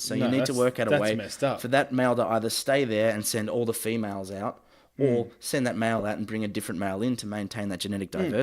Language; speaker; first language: English; native; English